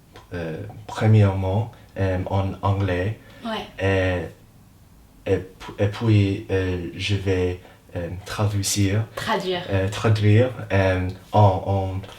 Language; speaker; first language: French; non-native, learner; English